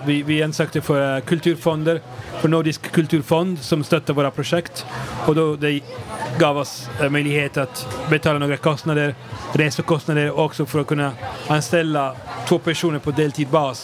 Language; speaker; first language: Swedish; non-native, fluent; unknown